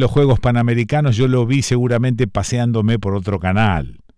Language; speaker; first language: Spanish; native; Spanish